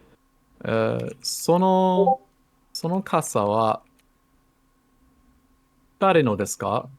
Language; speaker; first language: Japanese; non-native, learner; English